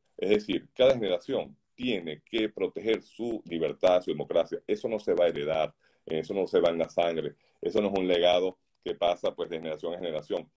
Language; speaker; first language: Spanish; native; Spanish